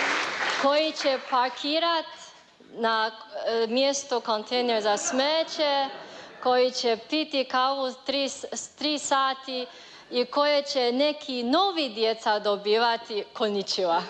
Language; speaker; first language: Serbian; non-native, learner; Chinese